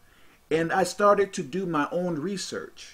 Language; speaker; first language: English; native; English